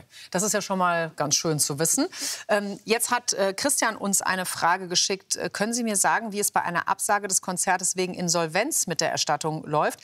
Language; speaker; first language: German; native; German